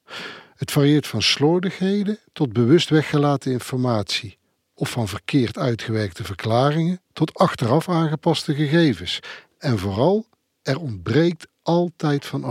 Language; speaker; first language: Dutch; native; Dutch